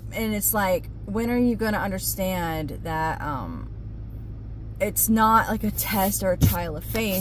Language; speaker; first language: English; native; English